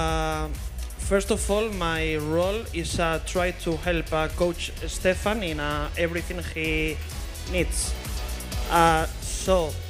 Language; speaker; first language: English; non-native, fluent; Spanish